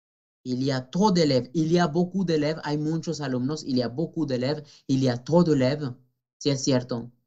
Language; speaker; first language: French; non-native, fluent; Spanish